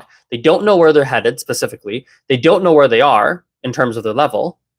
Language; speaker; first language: English; native; English